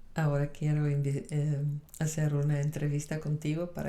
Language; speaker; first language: Spanish; non-native, fluent; Dutch